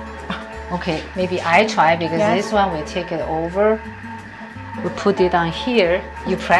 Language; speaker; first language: English; non-native, learner; Chinese